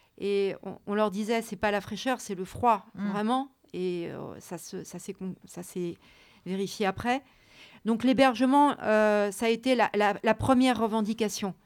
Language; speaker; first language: French; native; French